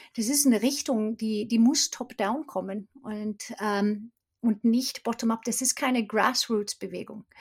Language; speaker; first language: German; non-native, fluent; Swedish